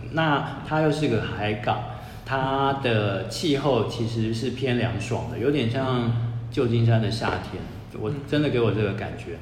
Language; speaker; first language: Chinese; native; Chinese